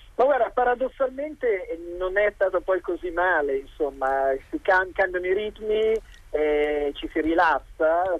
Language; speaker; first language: Italian; native; Italian